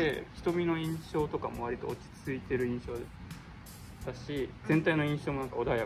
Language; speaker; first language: Japanese; native; Japanese